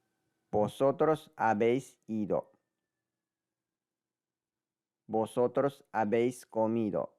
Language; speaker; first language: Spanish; non-native, learner; Japanese